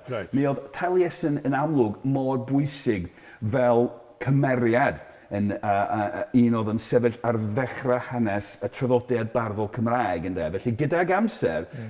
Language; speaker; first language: Welsh; native; Welsh